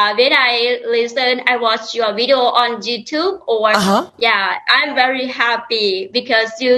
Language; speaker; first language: English; non-native, learner; Lao